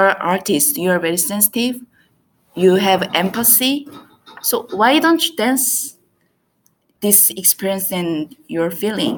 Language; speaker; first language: English; non-native, learner; Korean